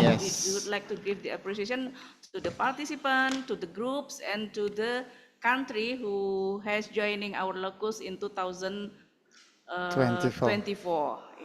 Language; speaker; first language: English; non-native, fluent; Indonesian